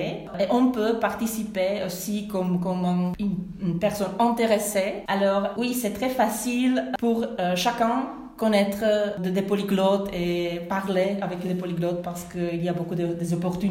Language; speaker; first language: French; non-native, fluent; Czech